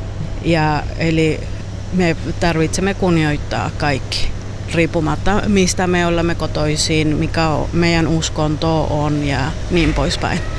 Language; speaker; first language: Finnish; non-native, learner; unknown